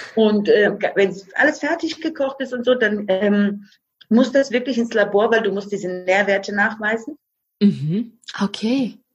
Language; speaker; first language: German; non-native, fluent; Croatian